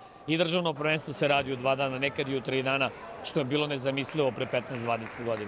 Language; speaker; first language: Serbian; native; Serbian